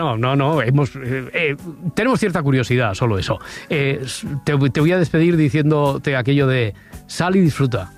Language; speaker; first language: Spanish; native; Spanish